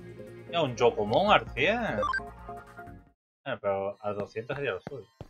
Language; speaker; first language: Spanish; native; Spanish